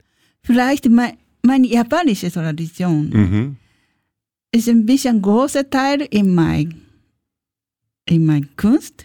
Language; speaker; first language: German; non-native, learner; Japanese